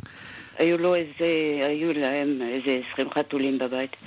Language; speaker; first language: Hebrew; non-native, fluent; French